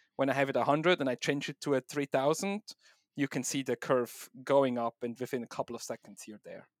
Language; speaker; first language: English; non-native, fluent; German